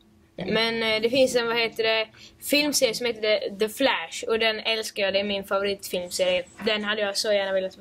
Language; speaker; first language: Swedish; native; Swedish